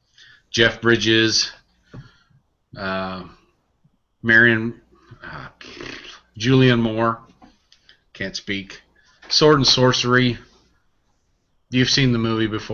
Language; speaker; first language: English; native; English